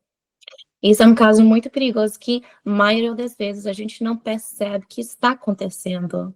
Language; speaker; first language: Portuguese; non-native, fluent; English